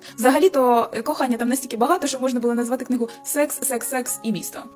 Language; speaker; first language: Ukrainian; non-native, local second language; Russian